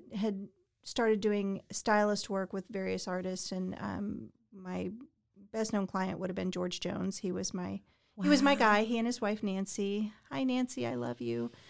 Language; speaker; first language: English; native; English